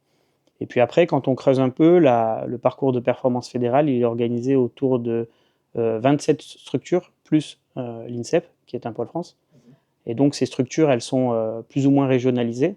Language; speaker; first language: French; native; French